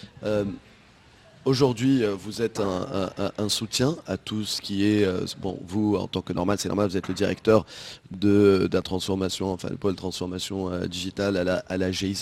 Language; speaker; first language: French; non-native, local second language; Arabic